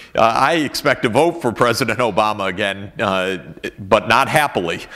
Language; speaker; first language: English; native; English